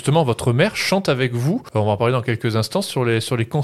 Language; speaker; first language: French; native; French